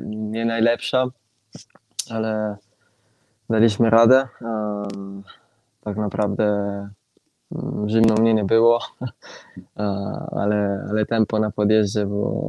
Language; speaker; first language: Polish; non-native, fluent; Italian